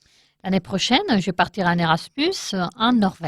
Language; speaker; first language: French; non-native, learner; Spanish